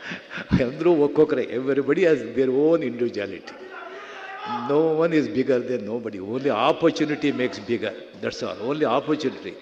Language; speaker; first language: Telugu; non-native, fluent; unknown